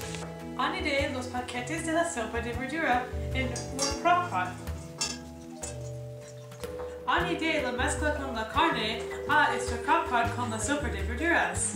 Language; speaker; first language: Spanish; non-native, learner; English